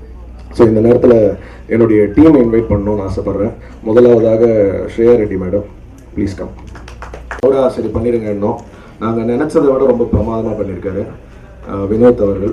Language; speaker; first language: Tamil; native; Tamil